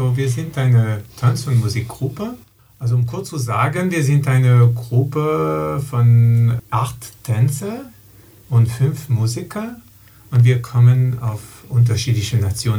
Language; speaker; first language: German; non-native, learner; French